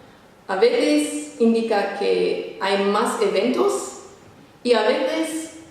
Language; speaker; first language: Spanish; non-native, fluent; English